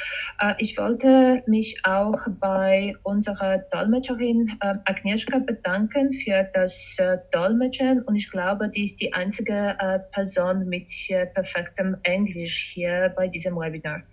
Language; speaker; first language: German; non-native, fluent; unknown